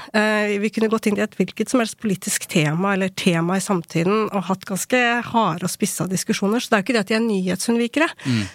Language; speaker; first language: Norwegian; native; Norwegian